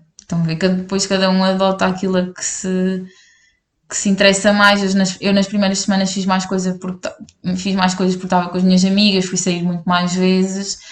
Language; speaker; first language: Portuguese; native; Portuguese